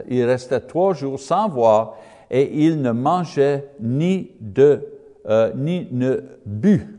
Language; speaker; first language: French; non-native, learner; English